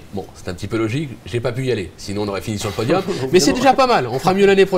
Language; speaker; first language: French; native; French